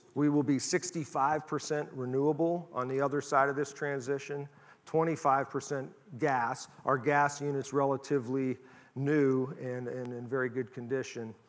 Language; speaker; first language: English; native; English